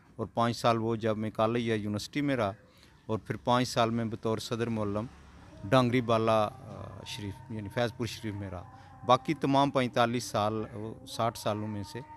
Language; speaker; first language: Urdu; non-native, local second language; Pahari-Potwari